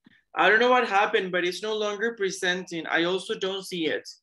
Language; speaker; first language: English; non-native, fluent; Spanish